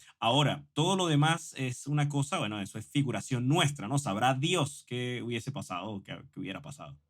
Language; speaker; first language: Spanish; native; Spanish